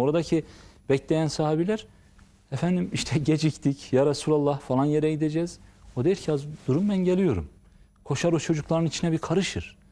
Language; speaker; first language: Turkish; native; Turkish